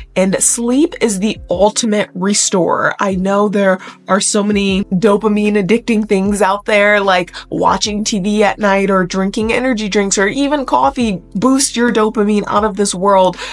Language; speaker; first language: English; native; English